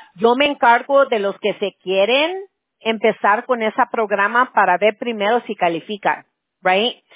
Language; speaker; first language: Spanish; early bilingual, heritage; Spanish